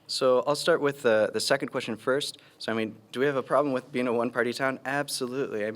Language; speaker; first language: English; early bilingual, other home language; Spanish